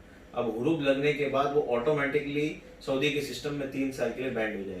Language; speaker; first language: Hindi; native; Hindi